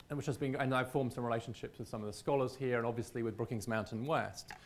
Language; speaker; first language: English; native; English